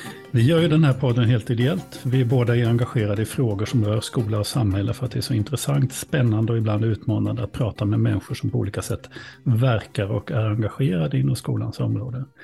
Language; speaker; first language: Swedish; native; Swedish